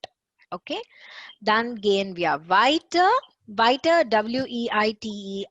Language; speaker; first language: German; non-native, fluent; Tamil